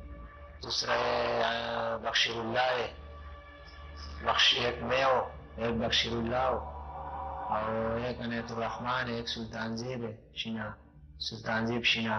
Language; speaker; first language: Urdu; non-native, local second language; Pashto